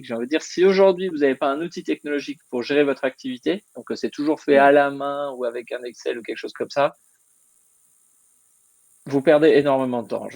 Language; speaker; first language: French; native; French